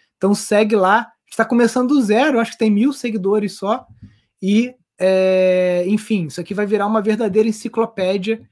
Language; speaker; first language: Portuguese; native; Portuguese